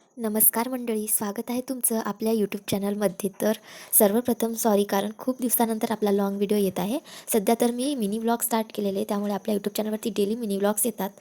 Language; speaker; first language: Marathi; non-native, local second language; Lambadi